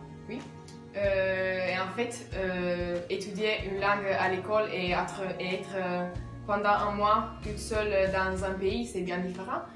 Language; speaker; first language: French; non-native, fluent; Italian